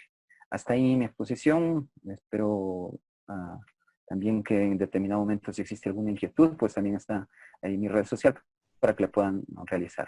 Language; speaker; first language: Spanish; native; Spanish